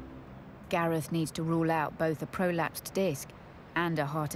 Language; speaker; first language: English; native; English